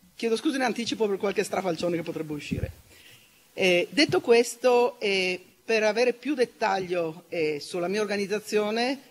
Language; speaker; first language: Italian; native; Italian